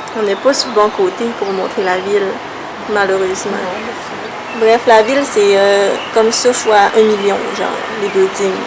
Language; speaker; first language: French; early bilingual, other home language; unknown